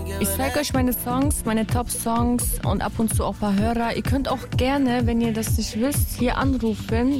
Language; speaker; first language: German; early bilingual, other home language; Kurdish